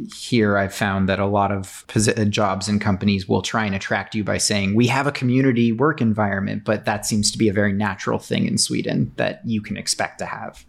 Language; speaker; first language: English; native; English